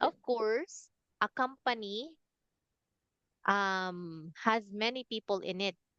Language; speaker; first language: English; non-native, fluent; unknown